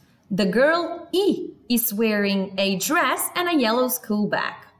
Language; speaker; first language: English; non-native, fluent; Macedonian